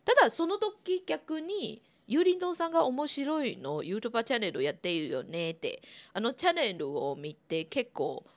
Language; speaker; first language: Japanese; non-native, fluent; Chinese